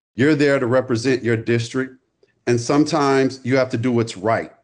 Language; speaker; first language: English; native; English